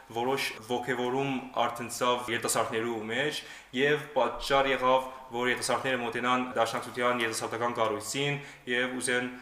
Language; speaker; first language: Armenian; early bilingual, heritage; Armenian